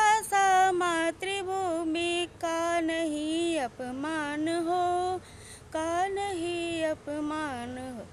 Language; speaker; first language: Hindi; native; Hindi